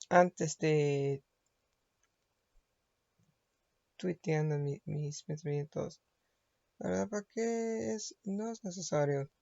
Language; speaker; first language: Spanish; non-native, learner; English